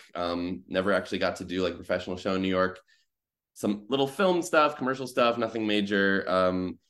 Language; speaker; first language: English; native; English